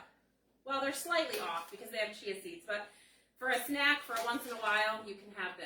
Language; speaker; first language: English; native; English